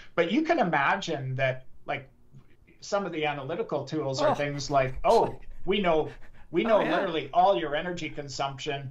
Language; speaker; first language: English; native; English